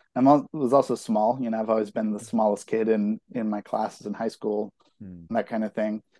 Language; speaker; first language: English; native; English